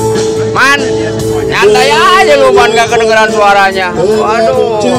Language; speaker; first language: Indonesian; native; Indonesian